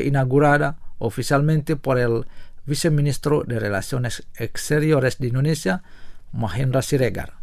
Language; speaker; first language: Spanish; non-native, fluent; Indonesian